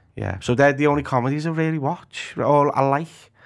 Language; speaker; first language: English; native; English